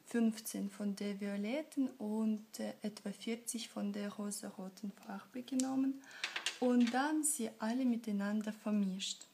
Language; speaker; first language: German; non-native, fluent; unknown